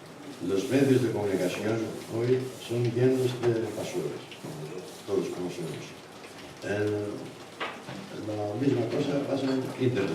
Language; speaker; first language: Spanish; non-native, learner; Greek